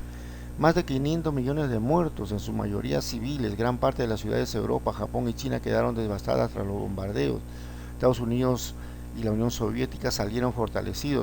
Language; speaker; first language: Spanish; native; Spanish